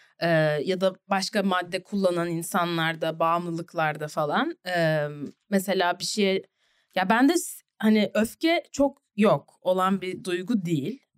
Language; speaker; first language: Turkish; native; Turkish